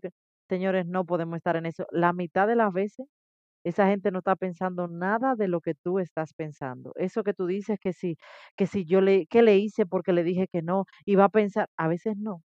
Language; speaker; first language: Spanish; native; Spanish